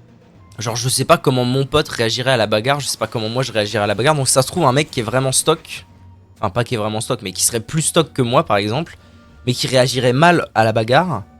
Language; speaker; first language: French; native; French